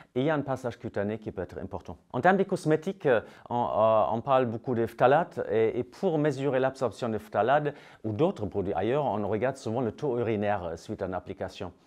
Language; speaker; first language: French; native; French